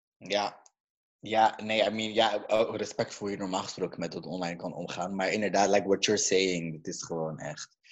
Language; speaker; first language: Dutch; early bilingual, other home language; Caribbean Hindustani